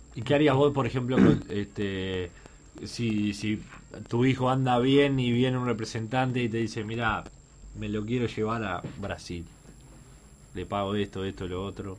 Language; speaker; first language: Spanish; native; Spanish